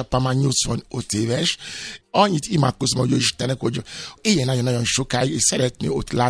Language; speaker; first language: Hungarian; non-native, learner; Yoruba